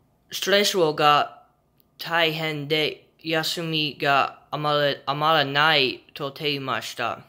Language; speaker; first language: Japanese; non-native, learner; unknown